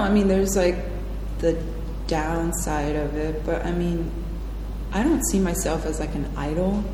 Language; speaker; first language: English; early bilingual, heritage; English